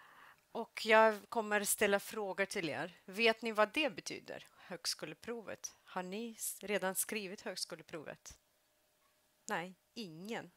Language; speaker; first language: Swedish; non-native, fluent; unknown